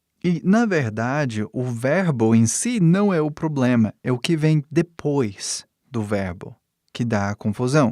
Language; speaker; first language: Portuguese; non-native, fluent; English